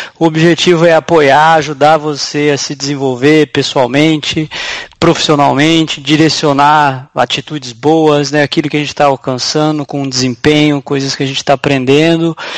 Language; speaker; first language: Portuguese; native; Portuguese